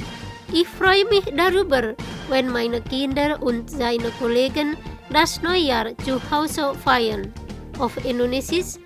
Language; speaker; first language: German; non-native, learner; Indonesian